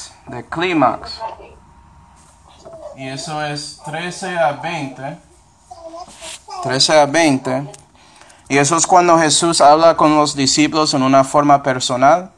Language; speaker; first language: Spanish; non-native, fluent; English